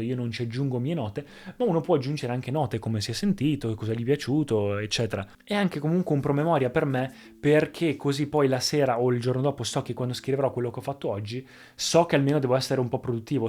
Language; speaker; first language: Italian; native; Italian